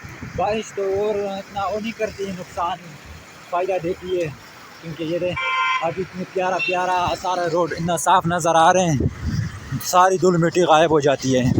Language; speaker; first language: Hindi; non-native, local second language; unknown